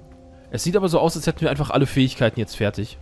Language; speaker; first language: German; native; German